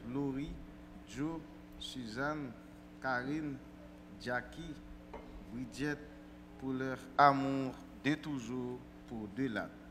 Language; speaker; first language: French; native; French